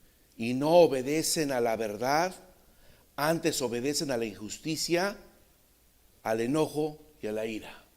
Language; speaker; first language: Spanish; native; Spanish